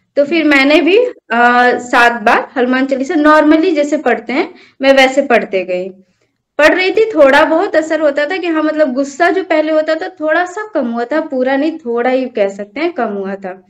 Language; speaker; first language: Hindi; native; Hindi